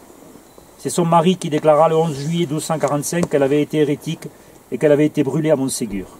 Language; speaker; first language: French; native; French